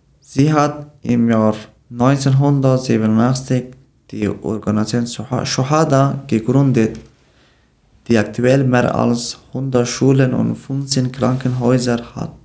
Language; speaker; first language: German; non-native, learner; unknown